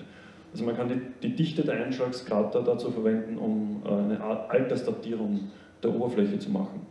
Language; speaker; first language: German; native; German